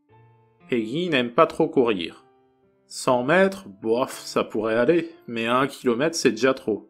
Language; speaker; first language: French; non-native, fluent; Japanese